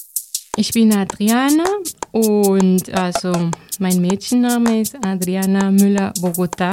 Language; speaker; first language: German; non-native, fluent; Spanish